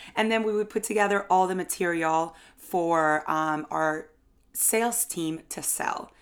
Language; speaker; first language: English; non-native, fluent; Spanish